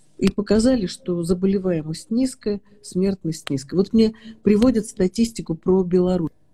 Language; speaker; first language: Russian; native; Russian